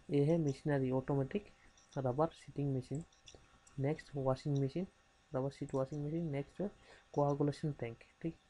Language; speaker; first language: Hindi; non-native, local second language; Bangla